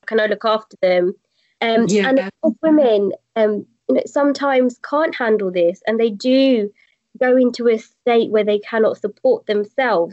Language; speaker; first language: English; native; English